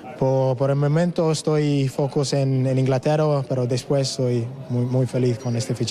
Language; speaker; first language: Spanish; non-native, learner; English